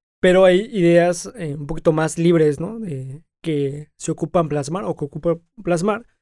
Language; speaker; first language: Spanish; native; Spanish